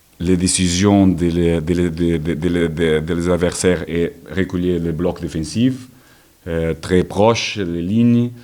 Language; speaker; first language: French; non-native, learner; Portuguese